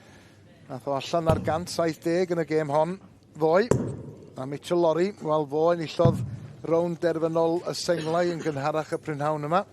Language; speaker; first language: Welsh; native; Welsh